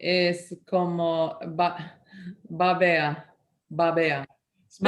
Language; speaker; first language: Spanish; non-native, fluent; English